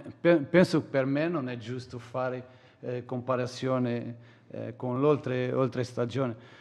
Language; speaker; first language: Italian; non-native, learner; Portuguese